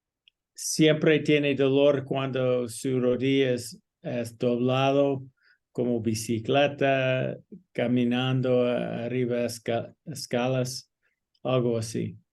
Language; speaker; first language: Spanish; non-native, learner; English